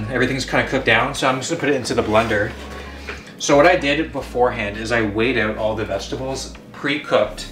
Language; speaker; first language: English; native; English